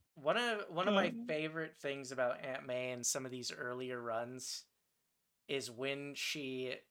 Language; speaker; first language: English; native; English